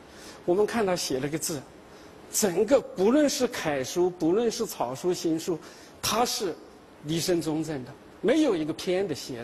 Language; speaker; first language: Chinese; native; Chinese